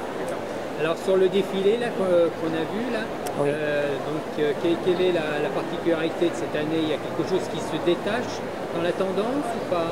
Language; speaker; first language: French; native; French